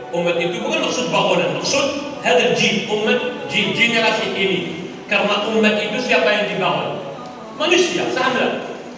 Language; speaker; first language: Indonesian; non-native, learner; Arabic